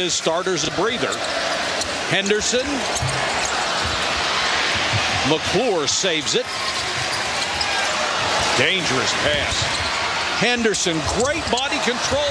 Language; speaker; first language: English; native; English